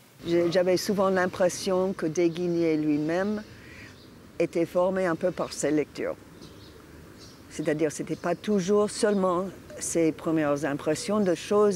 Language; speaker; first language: French; non-native, fluent; English